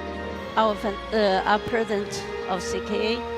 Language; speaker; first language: English; non-native, learner; Chinese